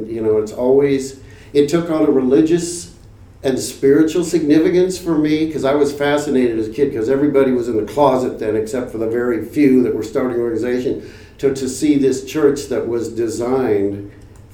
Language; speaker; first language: English; native; English